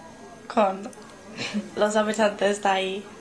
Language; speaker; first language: Spanish; non-native, learner; English